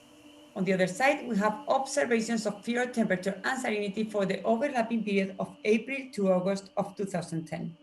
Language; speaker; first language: English; non-native, fluent; Spanish